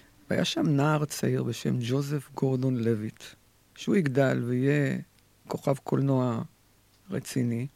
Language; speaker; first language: Hebrew; native; Hebrew